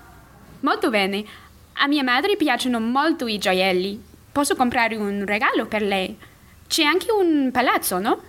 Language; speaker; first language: Italian; non-native, learner; English